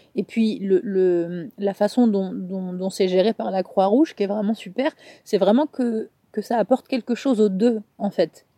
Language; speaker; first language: French; native; French